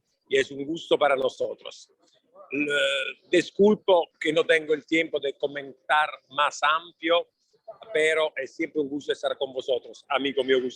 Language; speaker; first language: Spanish; non-native, learner; Italian